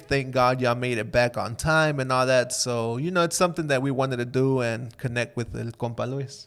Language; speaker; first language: English; native; English